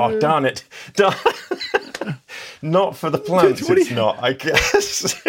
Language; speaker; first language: English; native; English